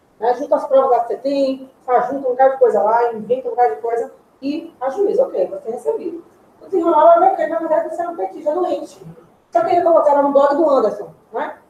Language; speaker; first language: Portuguese; native; Portuguese